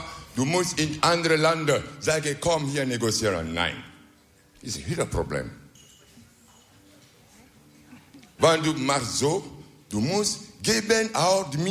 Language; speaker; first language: Dutch; non-native, learner; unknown